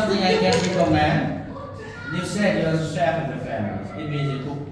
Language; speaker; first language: English; non-native, learner; Vietnamese